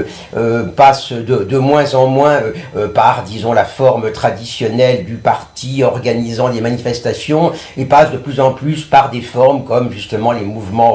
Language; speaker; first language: French; native; French